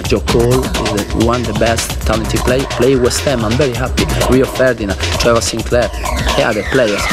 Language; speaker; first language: English; non-native, learner; Italian